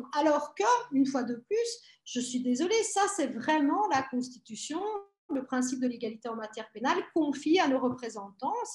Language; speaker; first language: French; native; French